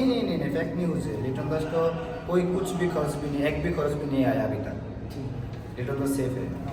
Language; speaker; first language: Hindi; non-native, learner; Bangla